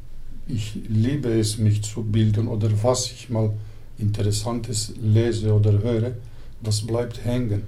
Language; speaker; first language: German; early bilingual, other home language; Turkish